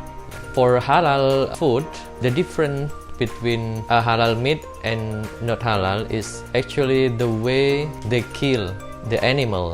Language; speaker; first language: English; non-native, learner; Indonesian